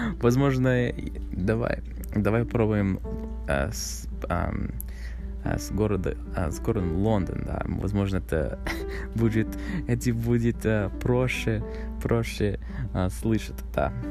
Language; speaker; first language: Russian; non-native, learner; English